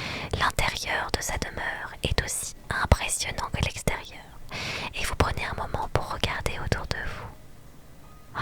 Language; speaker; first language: French; native; French